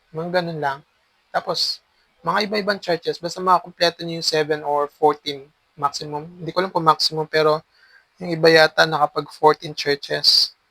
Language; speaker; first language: Filipino; native; Filipino